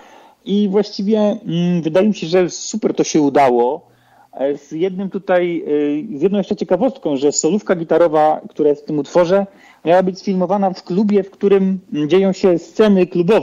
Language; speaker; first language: Polish; native; Polish